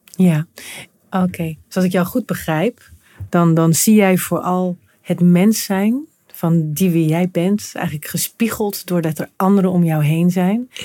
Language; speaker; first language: Dutch; native; Dutch